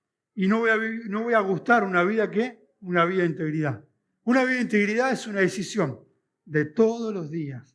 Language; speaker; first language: Spanish; native; Spanish